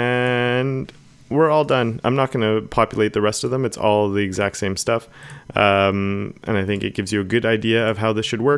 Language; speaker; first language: English; native; English